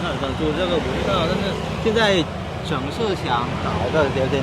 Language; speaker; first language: Chinese; non-native, fluent; Vietnamese